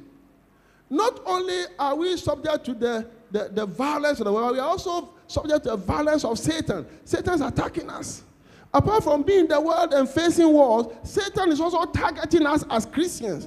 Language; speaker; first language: English; non-native, local second language; Akan